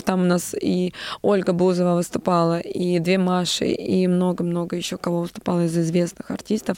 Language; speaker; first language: Russian; native; Russian